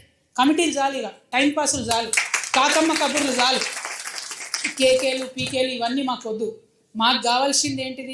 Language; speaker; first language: Telugu; native; Telugu